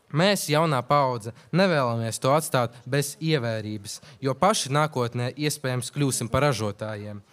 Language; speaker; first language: Latvian; non-native, local second language; Russian